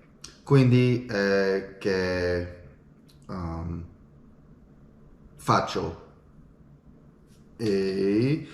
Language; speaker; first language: Italian; non-native, learner; English